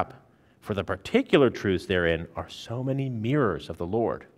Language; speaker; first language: English; native; English